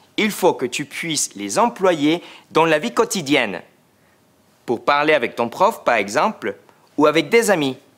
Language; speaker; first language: French; non-native, fluent; Spanish